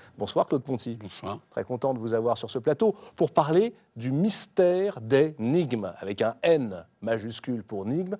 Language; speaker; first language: French; native; French